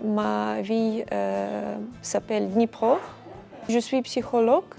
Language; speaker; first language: French; non-native, learner; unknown